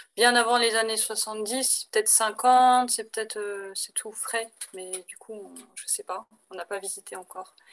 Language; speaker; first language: French; native; French